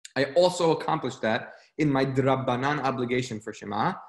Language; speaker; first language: English; native; English